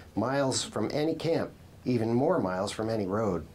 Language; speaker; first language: English; native; English